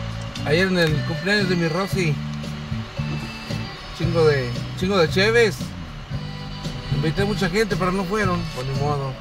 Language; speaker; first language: Spanish; native; Spanish